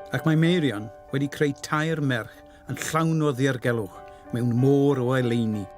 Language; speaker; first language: Welsh; native; Welsh